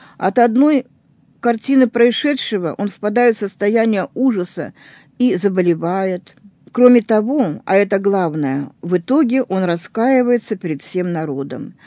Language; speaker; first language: Russian; native; Russian